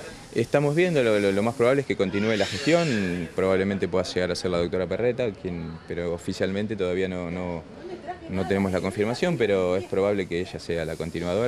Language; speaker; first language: Spanish; native; Spanish